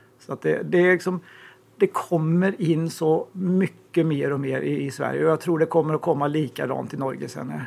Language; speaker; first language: Swedish; native; Swedish